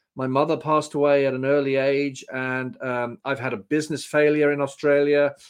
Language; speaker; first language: English; native; English